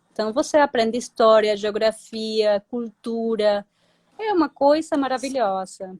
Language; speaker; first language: Portuguese; non-native, fluent; Spanish